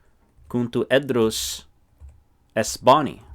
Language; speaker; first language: Arabic; non-native, fluent; English